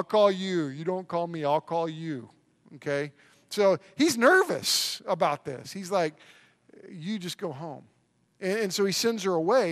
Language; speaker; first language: English; native; English